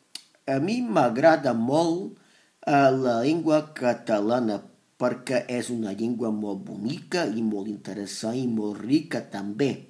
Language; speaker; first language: Catalan; non-native, learner; Spanish